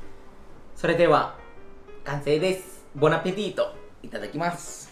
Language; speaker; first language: Japanese; non-native, fluent; Italian